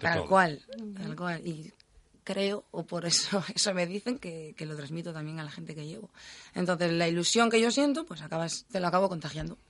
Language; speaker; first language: Spanish; native; Spanish